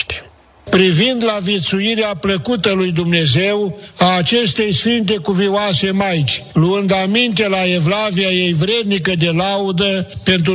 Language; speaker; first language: Romanian; native; Romanian